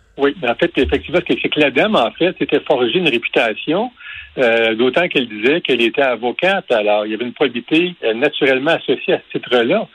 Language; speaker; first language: French; native; French